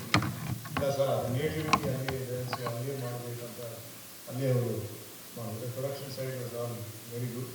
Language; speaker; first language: Kannada; non-native, fluent; Tulu